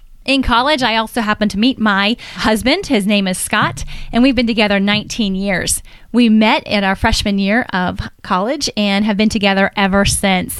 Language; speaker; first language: English; native; English